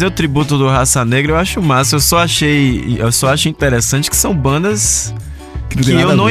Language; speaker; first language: Portuguese; native; Portuguese